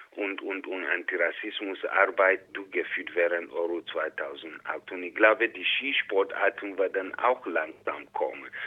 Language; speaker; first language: German; non-native, fluent; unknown